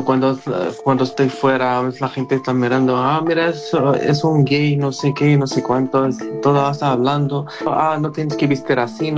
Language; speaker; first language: Spanish; non-native, learner; Arabic